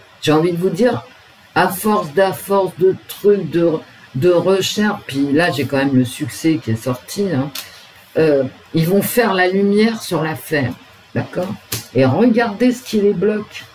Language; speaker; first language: French; native; French